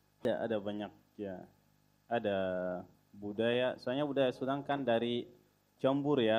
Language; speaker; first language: Indonesian; non-native, fluent; Arabic